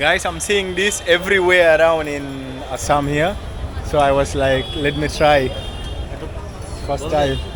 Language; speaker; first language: English; non-native, fluent; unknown